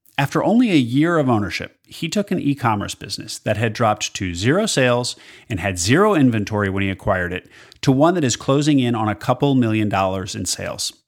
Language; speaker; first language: English; native; English